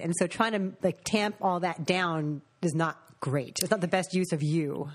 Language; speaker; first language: English; native; English